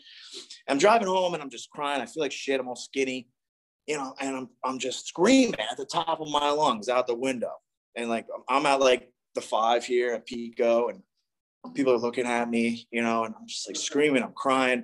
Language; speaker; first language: English; native; English